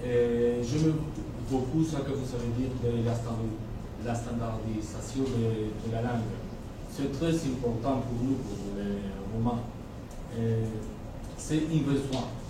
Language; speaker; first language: French; non-native, learner; Spanish